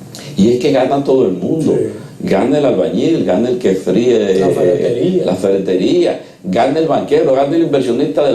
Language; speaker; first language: Spanish; native; Spanish